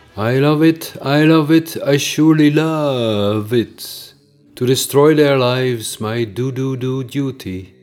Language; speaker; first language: English; non-native, fluent; Dutch